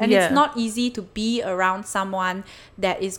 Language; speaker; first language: English; non-native, local second language; Chinese